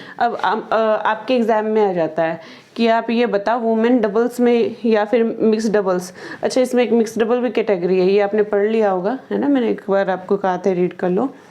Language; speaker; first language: Hindi; native; Hindi